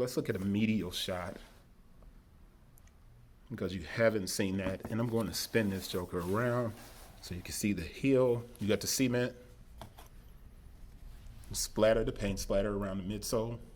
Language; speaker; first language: English; native; English